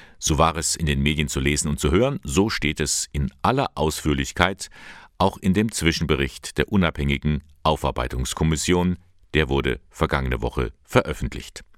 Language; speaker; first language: German; native; German